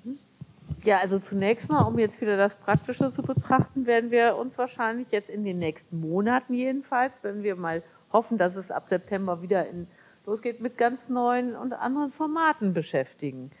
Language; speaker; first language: German; native; German